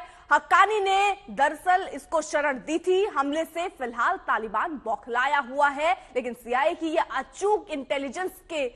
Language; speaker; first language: Hindi; native; Hindi